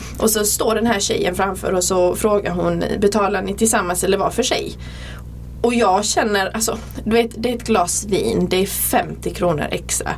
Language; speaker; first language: Swedish; native; Swedish